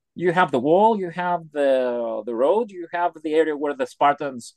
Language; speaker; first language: English; non-native, fluent; Greek